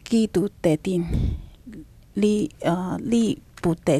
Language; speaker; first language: Finnish; non-native, learner; Chinese